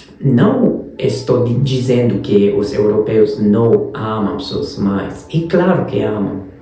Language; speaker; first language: Portuguese; non-native, fluent; Hungarian